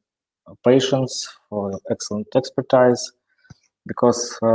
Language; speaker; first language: English; non-native, learner; Russian